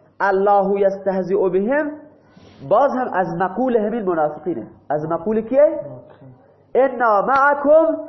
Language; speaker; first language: Persian; non-native, local second language; Baluchi